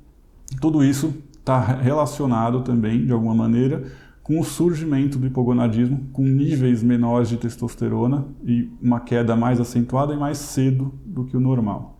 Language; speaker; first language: Portuguese; native; Portuguese